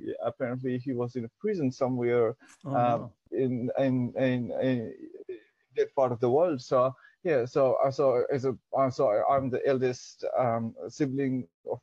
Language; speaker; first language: English; non-native, local second language; Persian